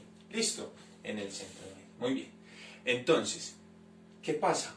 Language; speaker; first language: Spanish; native; Spanish